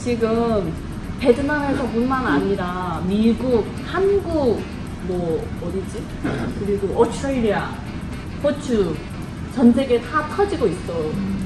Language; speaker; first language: Korean; non-native, fluent; Vietnamese